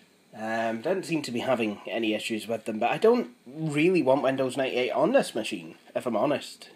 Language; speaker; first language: English; native; English